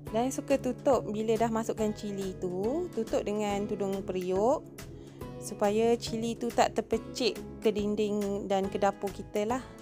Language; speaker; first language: Malay; native; Malay